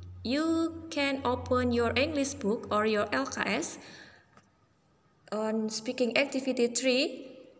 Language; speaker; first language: English; non-native, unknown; Indonesian